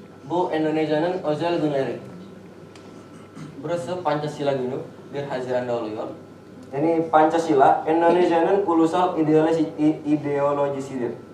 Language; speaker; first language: Turkish; non-native, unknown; Indonesian